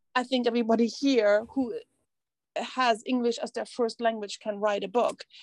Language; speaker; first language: English; non-native, fluent; German